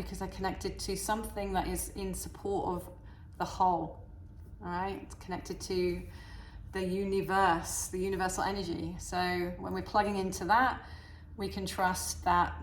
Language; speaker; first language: English; native; English